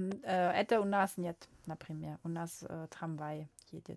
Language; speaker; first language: Russian; non-native, learner; German